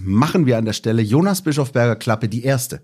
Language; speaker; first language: German; native; German